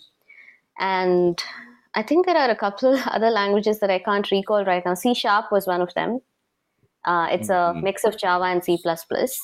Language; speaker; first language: English; non-native, local second language; Tamil